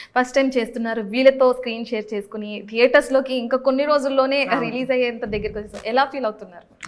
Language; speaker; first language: Telugu; native; Telugu